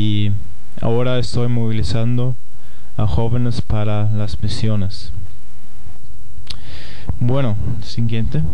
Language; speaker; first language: Spanish; non-native, fluent; German